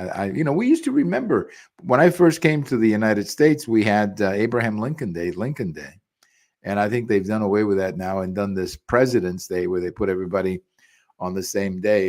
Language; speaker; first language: English; early bilingual, other home language; Spanish